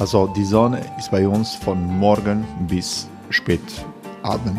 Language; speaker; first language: German; non-native, fluent; Croatian